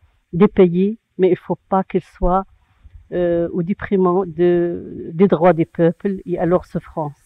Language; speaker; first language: French; non-native, local second language; Arabic